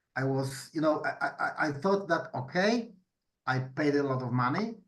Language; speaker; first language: English; non-native, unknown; Polish